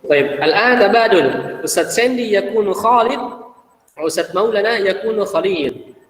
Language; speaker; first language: Arabic; non-native, fluent; Indonesian